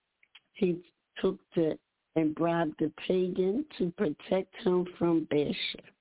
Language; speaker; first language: English; native; English